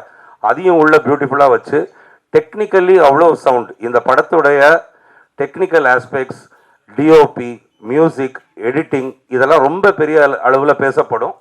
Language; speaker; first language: Tamil; native; Tamil